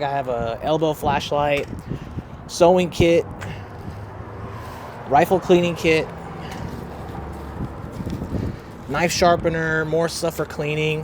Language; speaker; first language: English; native; English